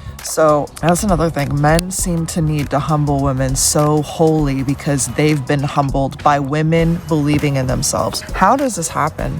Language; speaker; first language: English; native; English